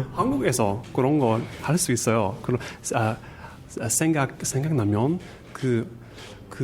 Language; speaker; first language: Korean; non-native, learner; English